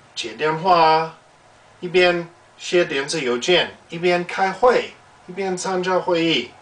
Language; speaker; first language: Chinese; non-native, fluent; English